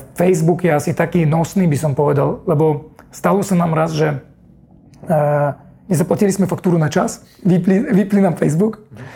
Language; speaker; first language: Slovak; non-native, fluent; Russian